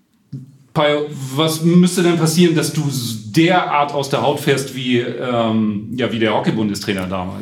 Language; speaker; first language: German; native; German